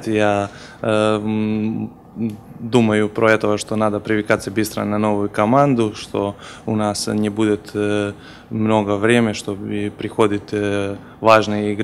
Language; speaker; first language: Russian; non-native, fluent; Serbian